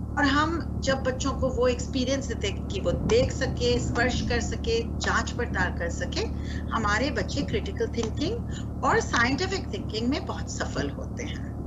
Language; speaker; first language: Hindi; non-native, local second language; Marathi